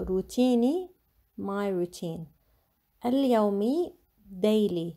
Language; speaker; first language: Arabic; non-native, fluent; English